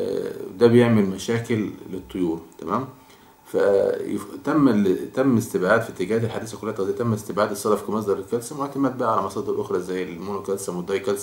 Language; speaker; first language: Arabic; native; Arabic